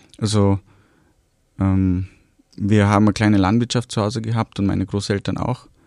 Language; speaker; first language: German; early bilingual, other home language; Romanian